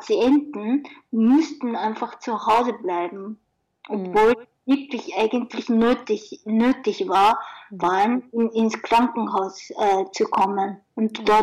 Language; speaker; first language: German; non-native, learner; Japanese